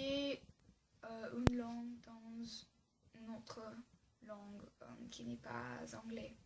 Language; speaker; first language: French; non-native, learner; English